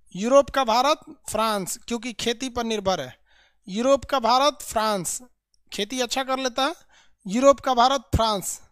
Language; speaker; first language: Hindi; native; Hindi